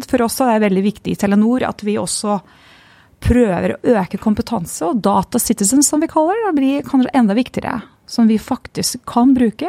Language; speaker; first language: Norwegian; non-native, fluent; Lithuanian